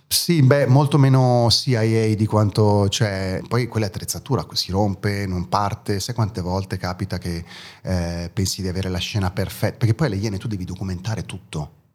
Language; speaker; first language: Italian; early bilingual, other home language; German